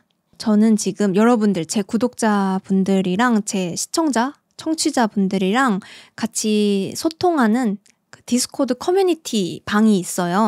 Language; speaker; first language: Korean; native; Korean